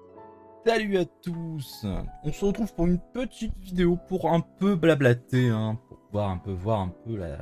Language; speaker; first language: French; native; French